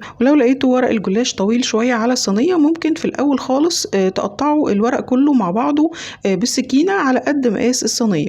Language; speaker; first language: Arabic; native; Arabic